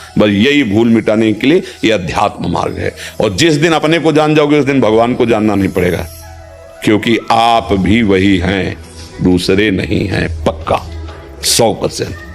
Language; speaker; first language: Hindi; native; Hindi